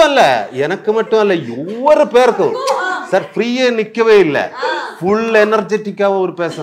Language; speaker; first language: Tamil; non-native, learner; Malayalam